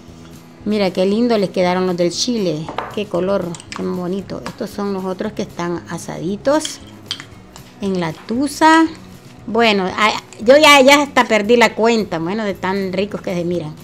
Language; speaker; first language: Spanish; native; Spanish